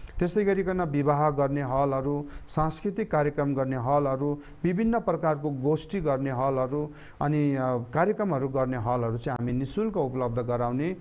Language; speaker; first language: Nepali; non-native, local second language; Eastern Tamang